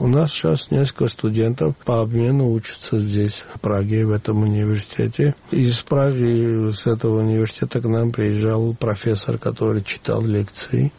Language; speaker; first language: Russian; non-native, local second language; Georgian